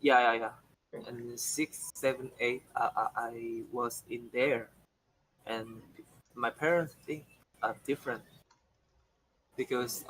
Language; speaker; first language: English; non-native, learner; Korean